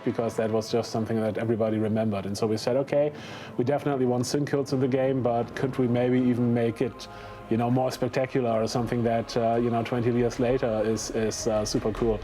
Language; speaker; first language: English; non-native, fluent; German